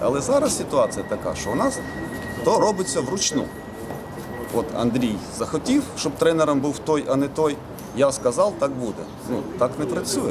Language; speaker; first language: Ukrainian; native; Ukrainian